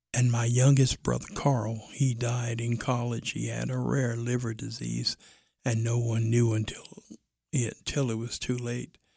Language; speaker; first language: English; native; English